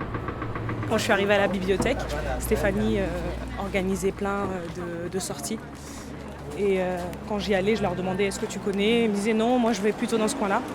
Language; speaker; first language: French; native; French